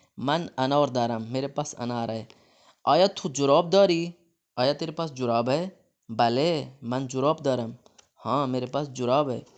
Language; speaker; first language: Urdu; native; Urdu